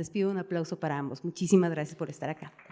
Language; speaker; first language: Spanish; native; Spanish